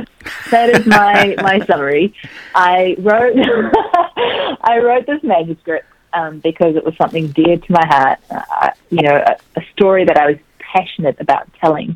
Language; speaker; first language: English; native; English